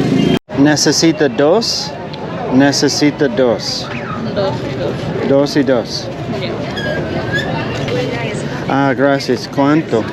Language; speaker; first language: Spanish; non-native, learner; English